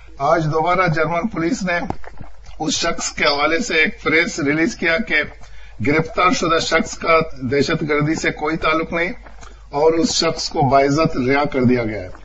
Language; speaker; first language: Urdu; non-native, local second language; Baluchi